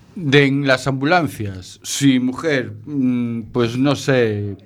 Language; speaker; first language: Spanish; native; Spanish